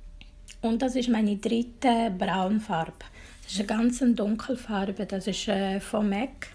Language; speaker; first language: German; non-native, learner; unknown